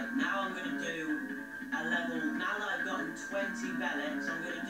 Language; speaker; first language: English; native; English